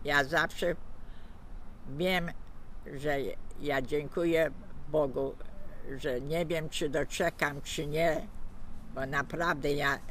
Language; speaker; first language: Polish; early bilingual, heritage; Polish